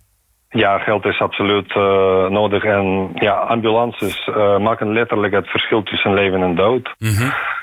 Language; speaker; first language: Dutch; non-native, fluent; Ukrainian